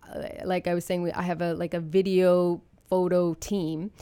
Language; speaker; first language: English; native; English